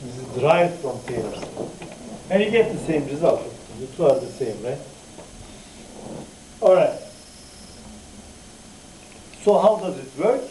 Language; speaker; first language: English; non-native, fluent; Turkish